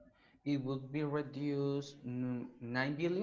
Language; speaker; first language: English; non-native, learner; Spanish